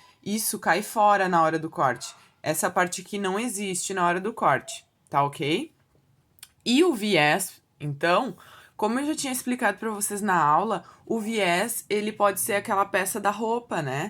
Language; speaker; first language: Portuguese; native; Portuguese